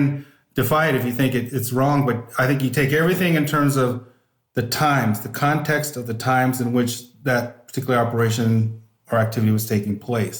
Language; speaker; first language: English; native; English